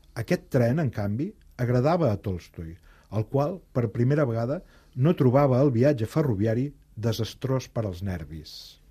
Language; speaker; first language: Catalan; native; Catalan